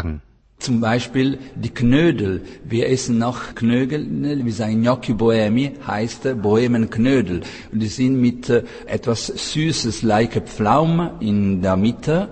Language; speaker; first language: German; non-native, learner; Italian